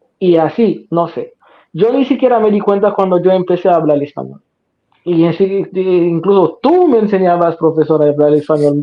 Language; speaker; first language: Spanish; non-native, fluent; Haitian Creole